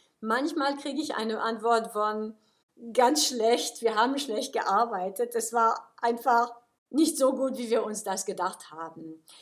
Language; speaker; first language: German; non-native, fluent; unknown